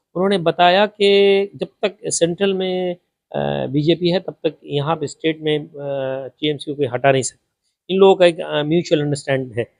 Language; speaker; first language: Urdu; non-native, local second language; Bangla